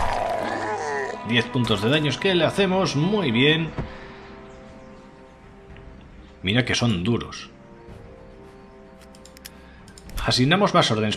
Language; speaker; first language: Spanish; native; Spanish